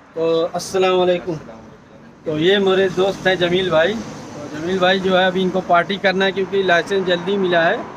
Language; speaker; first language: Hindi; native; Hindi